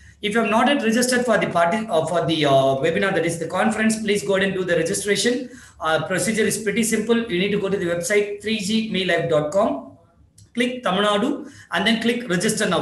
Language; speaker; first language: English; non-native, local second language; Tamil